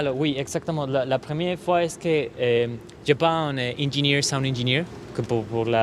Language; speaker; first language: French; non-native, learner; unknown